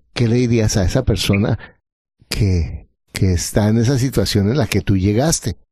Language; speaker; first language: Spanish; native; Spanish